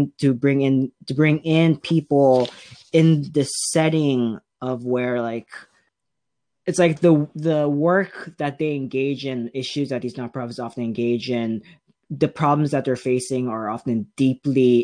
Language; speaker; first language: English; native; English